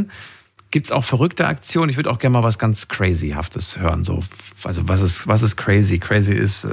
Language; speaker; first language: German; native; German